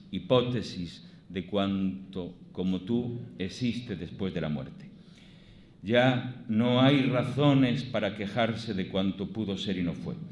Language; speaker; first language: Spanish; native; Spanish